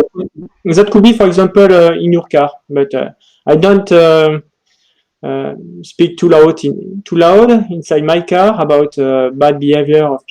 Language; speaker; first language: English; non-native, learner; French